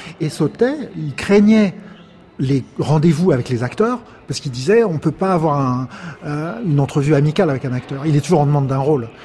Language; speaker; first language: French; native; French